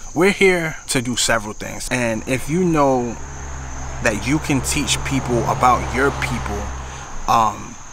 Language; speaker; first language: English; native; English